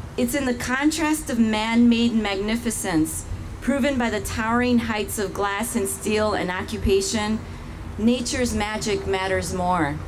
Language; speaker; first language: English; early bilingual, other home language; Spanish